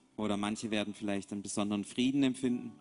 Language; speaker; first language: German; native; German